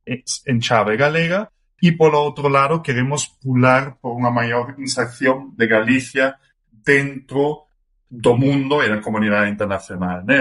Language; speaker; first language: Galician; non-native, fluent; German